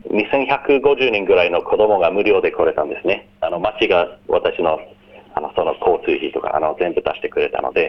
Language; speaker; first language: Japanese; non-native, fluent; English